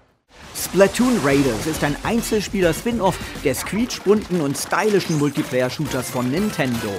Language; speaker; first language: German; native; German